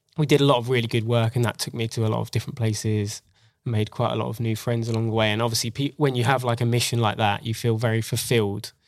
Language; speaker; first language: English; native; English